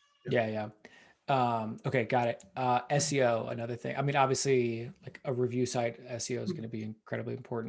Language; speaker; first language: English; native; English